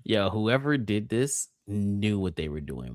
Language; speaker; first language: English; native; English